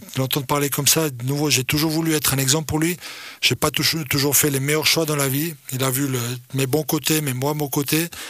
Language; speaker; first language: French; early bilingual, other home language; Croatian